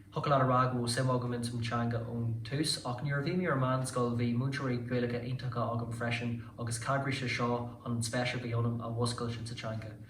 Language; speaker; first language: Irish; non-native, local second language; English